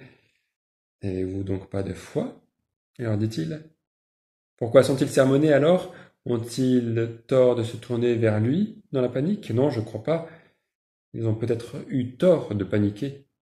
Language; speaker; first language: French; native; French